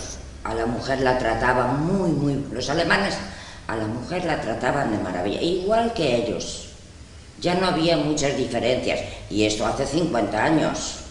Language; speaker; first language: Spanish; non-native, local second language; Galician